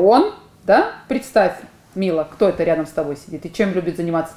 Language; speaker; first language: Russian; native; Russian